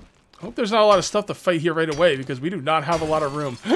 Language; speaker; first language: English; native; English